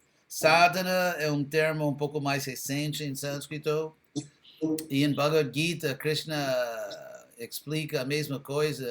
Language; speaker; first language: Portuguese; non-native, fluent; English